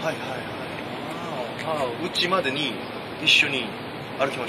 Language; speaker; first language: Japanese; non-native, learner; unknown